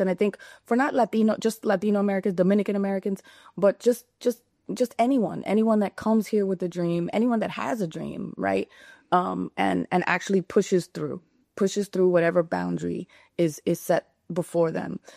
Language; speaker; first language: English; early bilingual, other home language; Spanish